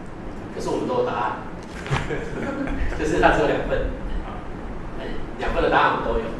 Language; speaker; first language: Chinese; native; Chinese